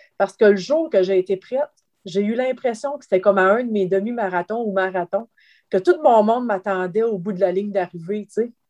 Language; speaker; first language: French; native; French